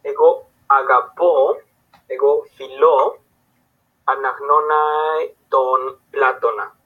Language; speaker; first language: Greek; non-native, fluent; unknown